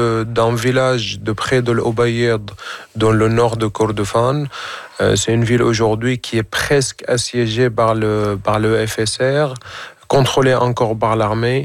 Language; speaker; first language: French; non-native, fluent; Arabic